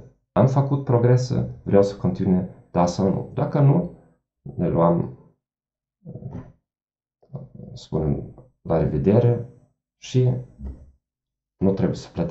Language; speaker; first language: Romanian; non-native, fluent; German